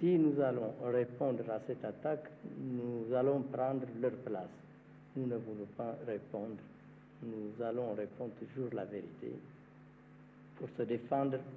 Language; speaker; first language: French; non-native, fluent; Amharic